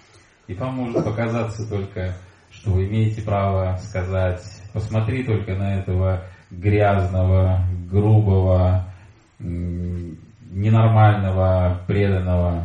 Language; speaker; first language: Russian; native; Russian